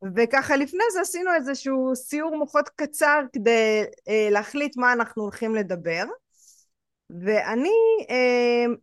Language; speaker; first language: Hebrew; native; Hebrew